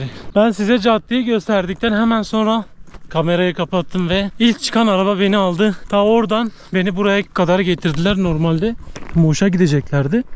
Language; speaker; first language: Turkish; native; Turkish